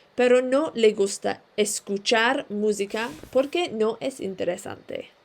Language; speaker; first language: Spanish; non-native, fluent; English